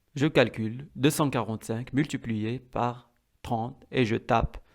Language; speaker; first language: French; non-native, local second language; Arabic